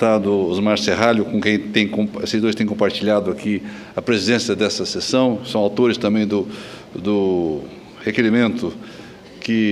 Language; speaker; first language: Portuguese; native; Portuguese